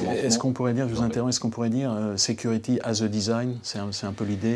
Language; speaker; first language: French; native; French